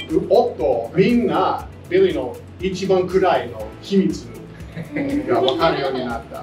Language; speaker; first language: Japanese; non-native, learner; English